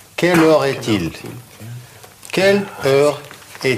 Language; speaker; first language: French; non-native, fluent; Russian